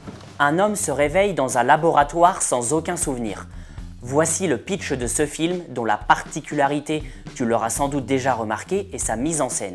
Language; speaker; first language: French; native; French